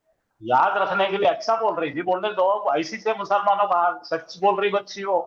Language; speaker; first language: Hindi; native; Hindi